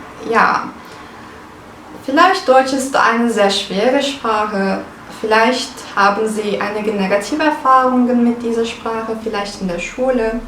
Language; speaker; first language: German; non-native, fluent; Turkish